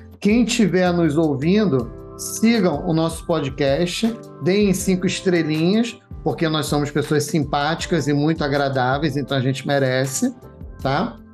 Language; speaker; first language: Portuguese; non-native, learner; Chinese